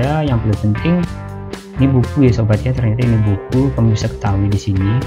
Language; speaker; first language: Indonesian; native; Indonesian